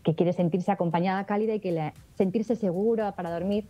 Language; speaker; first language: Spanish; native; Spanish